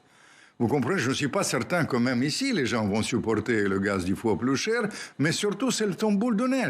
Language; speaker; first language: French; non-native, fluent; Russian